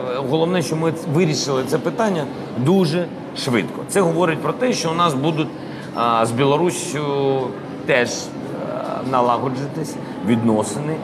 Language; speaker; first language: Ukrainian; non-native, local second language; Russian